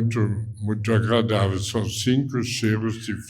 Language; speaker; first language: Portuguese; non-native, fluent; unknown